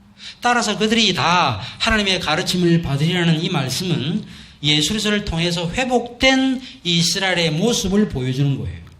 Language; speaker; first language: Korean; native; Korean